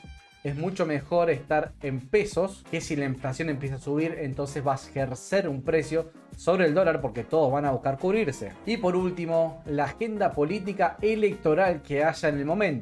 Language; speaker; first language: Spanish; native; Spanish